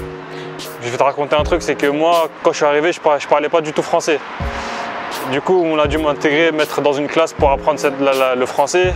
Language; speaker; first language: French; early bilingual, other home language; Arabic